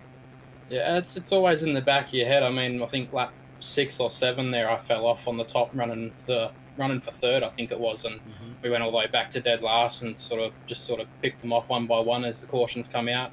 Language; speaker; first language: English; native; English